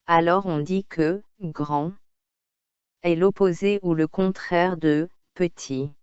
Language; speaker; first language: French; non-native, local second language; Arabic